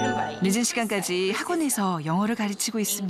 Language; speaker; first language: Korean; native; Korean